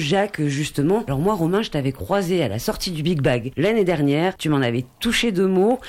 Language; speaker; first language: French; native; French